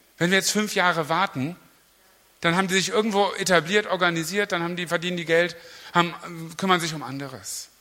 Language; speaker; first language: German; native; German